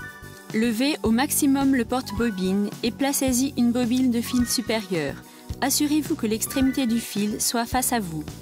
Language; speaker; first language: French; native; French